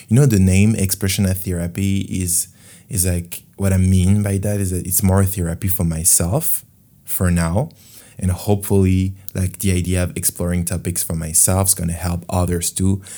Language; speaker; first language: English; non-native, fluent; French